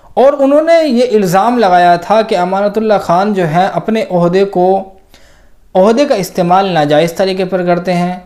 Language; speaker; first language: Hindi; native; Hindi